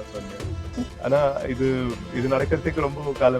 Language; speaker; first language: Tamil; native; Tamil